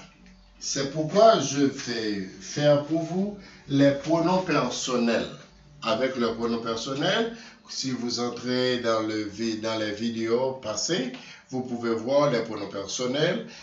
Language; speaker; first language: French; non-native, local second language; Haitian Creole